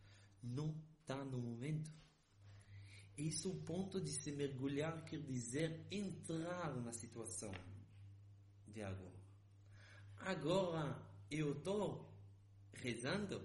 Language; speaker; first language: Portuguese; non-native, fluent; Hebrew